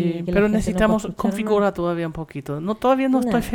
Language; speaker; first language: Spanish; non-native, fluent; German